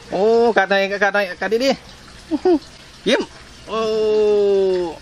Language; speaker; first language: Thai; non-native, local second language; Northeastern Thai